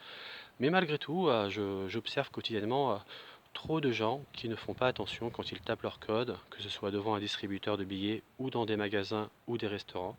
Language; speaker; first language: French; native; French